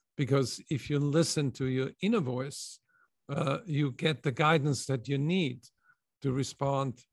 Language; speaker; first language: English; non-native, fluent; German